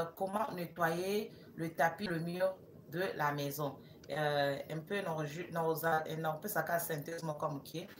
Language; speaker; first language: French; non-native, local second language; Lingala